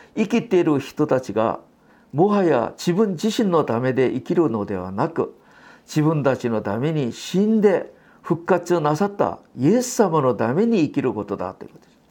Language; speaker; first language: Japanese; non-native, fluent; Korean